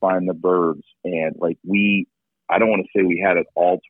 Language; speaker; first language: English; native; English